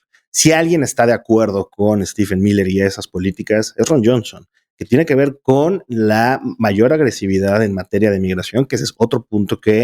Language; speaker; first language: Spanish; native; Spanish